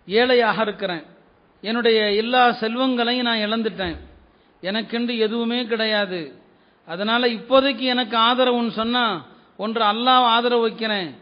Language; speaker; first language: Tamil; native; Tamil